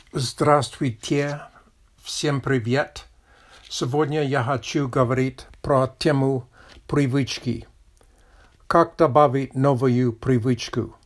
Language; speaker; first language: Russian; non-native, learner; English